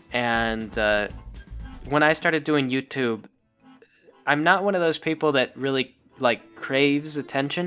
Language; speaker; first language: English; native; English